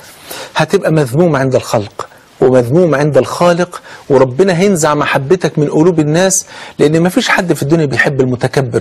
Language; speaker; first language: Arabic; native; Arabic